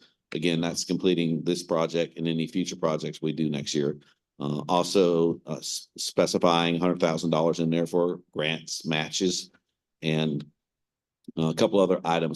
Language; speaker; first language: English; native; English